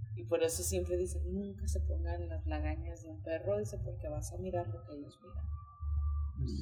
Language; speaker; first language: Spanish; early bilingual, heritage; Spanish